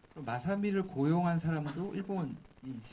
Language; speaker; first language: Korean; native; Korean